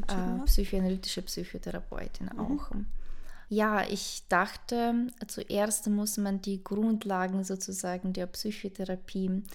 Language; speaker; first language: German; non-native, fluent; Ukrainian